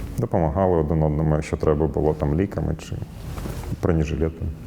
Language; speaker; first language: Ukrainian; non-native, local second language; Russian